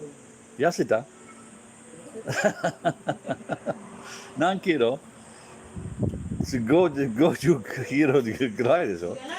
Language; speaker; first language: Japanese; non-native, learner; English